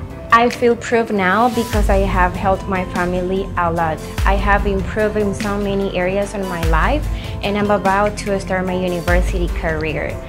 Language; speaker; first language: English; non-native, learner; Spanish